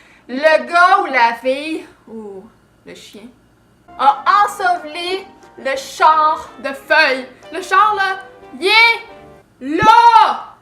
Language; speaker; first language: French; native; French